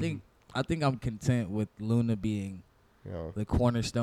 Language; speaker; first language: English; native; English